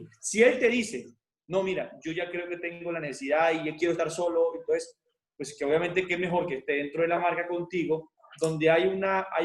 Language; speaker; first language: Spanish; native; Spanish